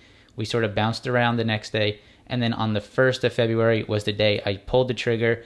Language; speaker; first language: English; native; English